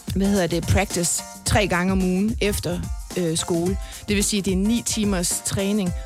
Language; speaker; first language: Danish; native; Danish